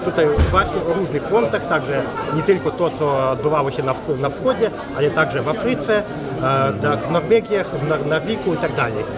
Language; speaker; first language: Polish; non-native, fluent; Belarusian